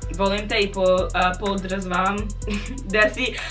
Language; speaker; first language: Bosnian; non-native, learner; English